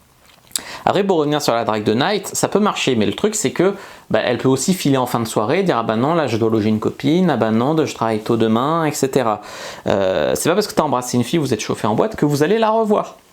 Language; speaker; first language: French; native; French